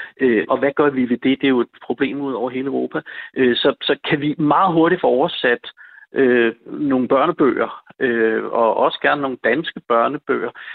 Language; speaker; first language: Danish; native; Danish